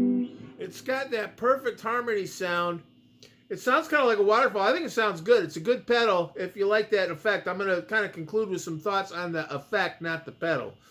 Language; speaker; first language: English; native; English